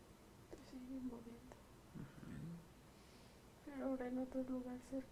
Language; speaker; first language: Spanish; native; Spanish